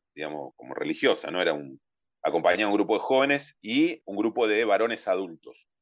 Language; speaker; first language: Spanish; native; Spanish